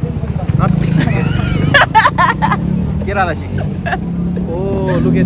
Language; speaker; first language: English; non-native, learner; Nepali